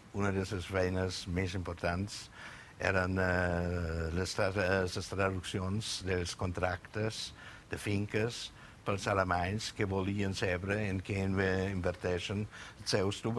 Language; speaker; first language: Catalan; non-native, fluent; German